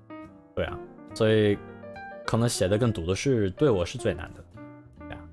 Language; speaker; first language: Chinese; non-native, learner; English